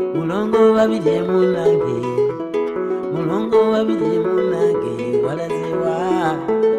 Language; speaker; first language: English; non-native, local second language; Ganda